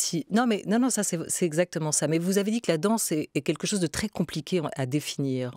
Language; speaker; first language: French; native; French